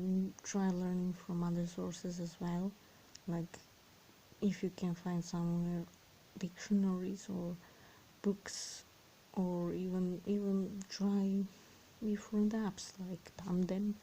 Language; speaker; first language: English; non-native, fluent; Serbian